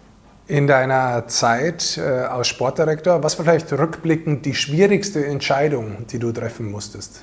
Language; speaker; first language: German; native; German